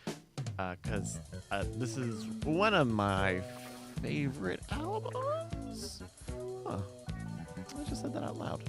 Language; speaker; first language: English; native; English